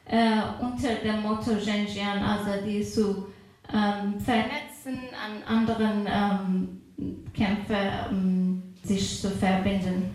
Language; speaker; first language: German; non-native, fluent; Persian